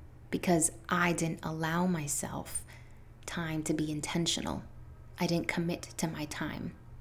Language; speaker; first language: English; early bilingual, other home language; Spanish